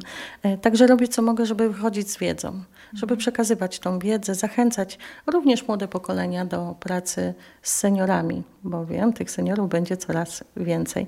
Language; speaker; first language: Polish; native; Polish